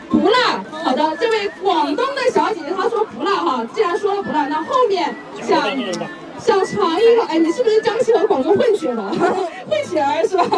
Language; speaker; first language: Chinese; native; Chinese